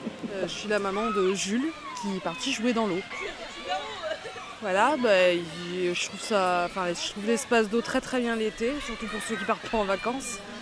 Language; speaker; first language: French; native; French